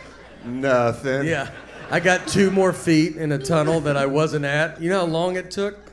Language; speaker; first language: English; native; English